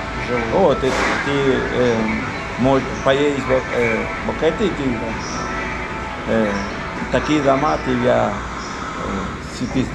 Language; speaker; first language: Russian; non-native, learner; Spanish